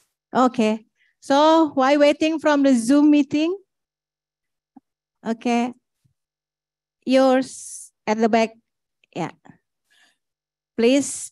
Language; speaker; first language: English; non-native, fluent; Indonesian